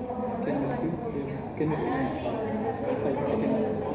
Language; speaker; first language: English; non-native, learner; Indonesian